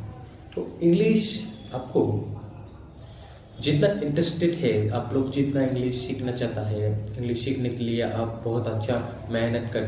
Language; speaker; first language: Hindi; non-native, local second language; Bangla